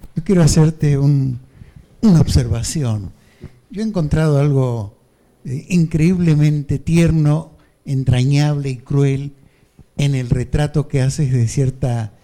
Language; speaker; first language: Spanish; native; Spanish